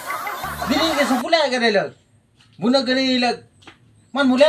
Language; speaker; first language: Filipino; non-native, local second language; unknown